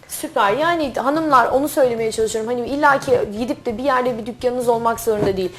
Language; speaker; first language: Turkish; native; Turkish